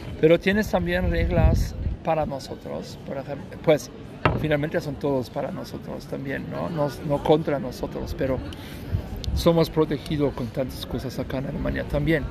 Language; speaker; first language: Spanish; non-native, learner; German